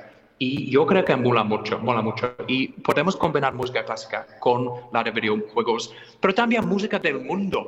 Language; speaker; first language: Spanish; non-native, fluent; English